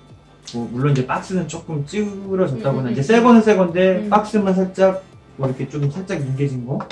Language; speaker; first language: Korean; native; Korean